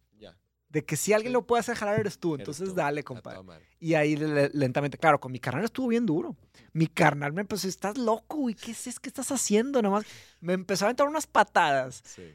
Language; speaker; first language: Spanish; early bilingual, other home language; Portuguese